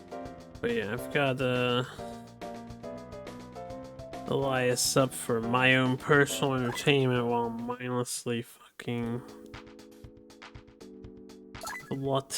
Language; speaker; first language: English; native; English